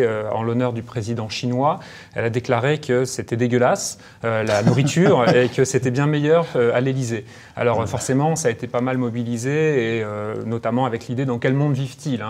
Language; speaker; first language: French; native; French